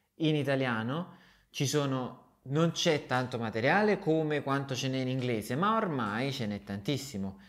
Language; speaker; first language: Italian; native; Italian